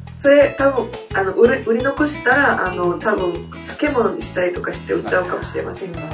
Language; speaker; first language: Japanese; non-native, fluent; Korean